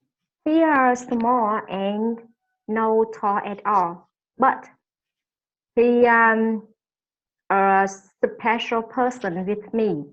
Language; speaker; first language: English; non-native, learner; Vietnamese